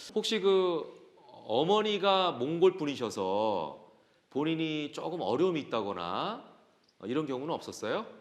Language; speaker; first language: Korean; native; Korean